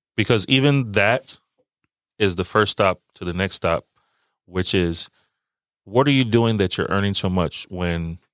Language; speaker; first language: English; early bilingual, other home language; Yoruba